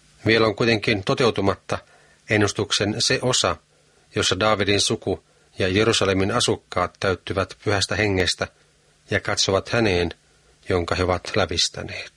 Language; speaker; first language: Finnish; native; Finnish